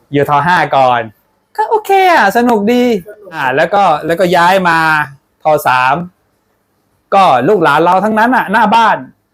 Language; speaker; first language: Thai; non-native, local second language; Pattani Malay